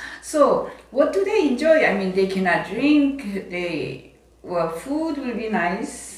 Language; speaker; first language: English; non-native, fluent; Korean